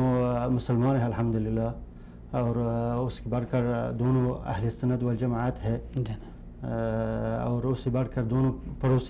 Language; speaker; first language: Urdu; non-native, fluent; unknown